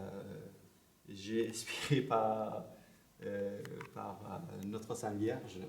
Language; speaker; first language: French; non-native, learner; Persian